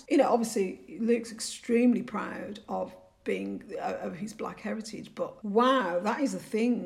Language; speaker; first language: English; native; English